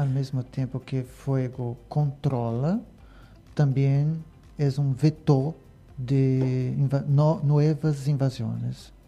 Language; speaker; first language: Spanish; non-native, learner; Portuguese